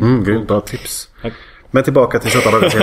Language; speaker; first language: Swedish; native; Swedish